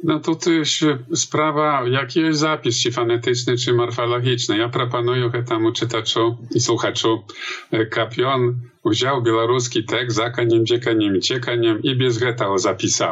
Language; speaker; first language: Polish; non-native, learner; Belarusian